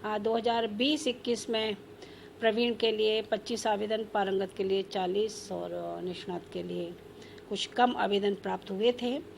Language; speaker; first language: Hindi; native; Hindi